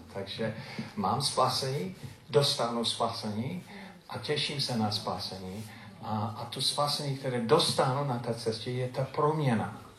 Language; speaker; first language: Czech; non-native, fluent; English